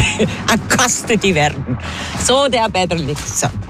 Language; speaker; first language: Norwegian; non-native, learner; German